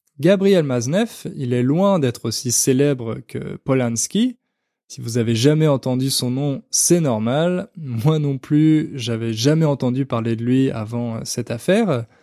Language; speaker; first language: French; native; French